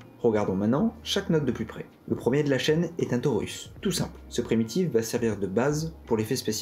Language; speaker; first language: French; native; French